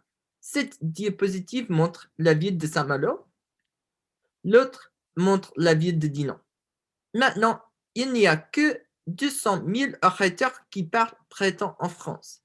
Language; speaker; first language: French; non-native, learner; English